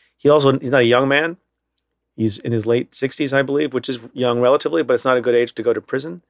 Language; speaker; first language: English; early bilingual, other home language; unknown